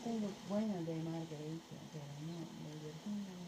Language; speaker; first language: Spanish; non-native, learner; English